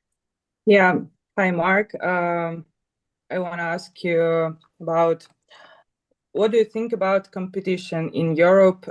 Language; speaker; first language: English; non-native, learner; Russian